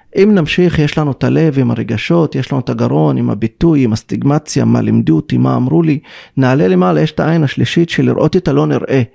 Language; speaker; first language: Hebrew; non-native, local second language; Arabic